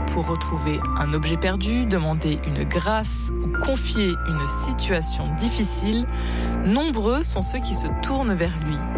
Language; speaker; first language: French; native; French